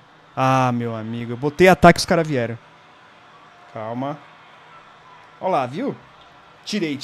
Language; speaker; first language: Portuguese; native; Portuguese